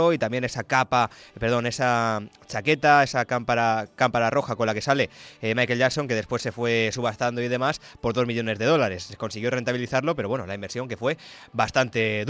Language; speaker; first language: Spanish; native; Spanish